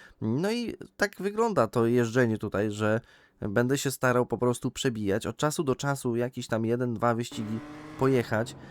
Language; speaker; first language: Polish; native; Polish